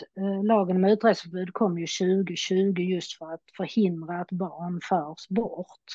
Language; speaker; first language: Swedish; native; Swedish